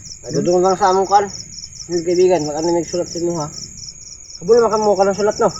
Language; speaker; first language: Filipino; non-native, local second language; Cebuano